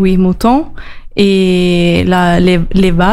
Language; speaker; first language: French; non-native, learner; Italian